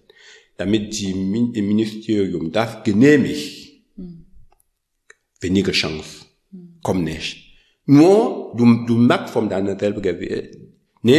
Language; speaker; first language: German; non-native, learner; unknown